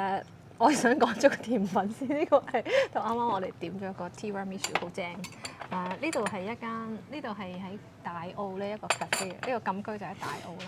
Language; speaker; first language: Cantonese; native; Cantonese